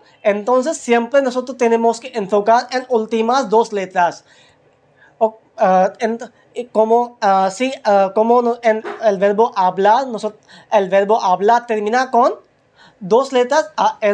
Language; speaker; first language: Spanish; non-native, learner; Hindi